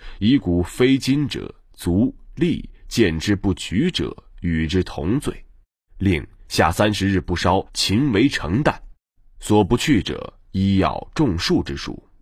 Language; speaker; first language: Chinese; native; Chinese